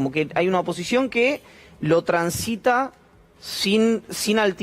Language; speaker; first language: Spanish; native; Spanish